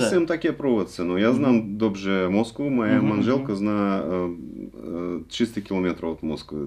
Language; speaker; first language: Czech; non-native, learner; Russian